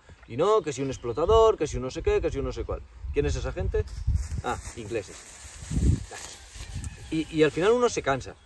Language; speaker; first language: Spanish; native; Spanish